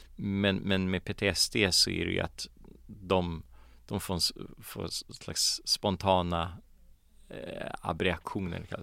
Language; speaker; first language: Swedish; early bilingual, other home language; Polish